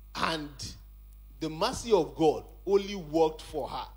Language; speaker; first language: English; non-native, local second language; Yoruba